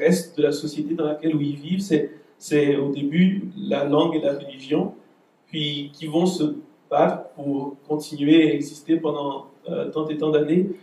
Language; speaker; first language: French; native; French